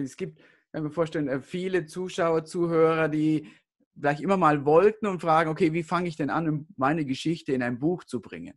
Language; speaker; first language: German; native; German